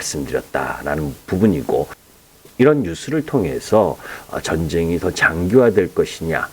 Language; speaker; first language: Korean; native; Korean